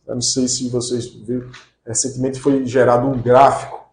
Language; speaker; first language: Portuguese; native; Portuguese